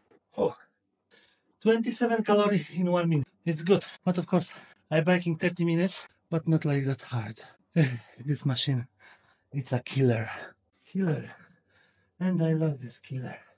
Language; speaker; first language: English; non-native, learner; Polish